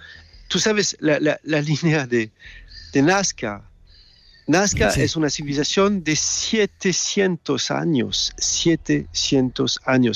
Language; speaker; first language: Spanish; non-native, learner; French